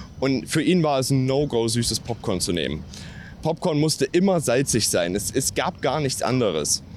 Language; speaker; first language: German; native; German